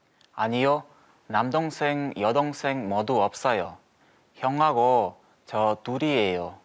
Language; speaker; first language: Korean; non-native, learner; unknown